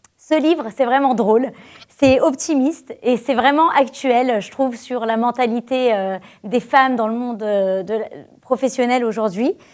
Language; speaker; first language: French; native; French